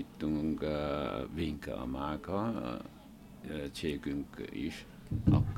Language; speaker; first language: Hungarian; non-native, learner; Chinese